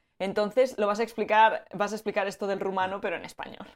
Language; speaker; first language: Spanish; native; Spanish